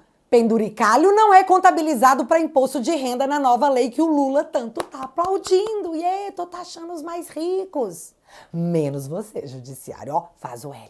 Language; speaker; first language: Portuguese; native; Portuguese